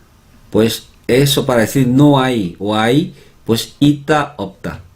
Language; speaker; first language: Spanish; non-native, fluent; Korean